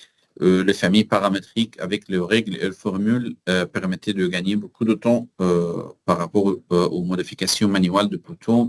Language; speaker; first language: French; non-native, learner; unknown